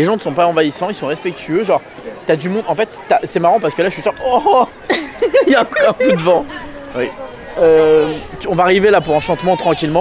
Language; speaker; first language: French; native; French